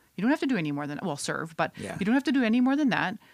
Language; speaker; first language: English; non-native, fluent; Dutch